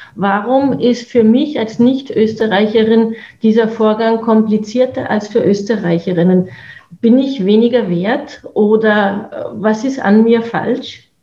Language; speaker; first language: German; native; German